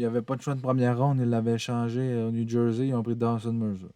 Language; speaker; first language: French; native; French